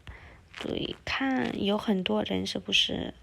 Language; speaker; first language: Chinese; non-native, fluent; Indonesian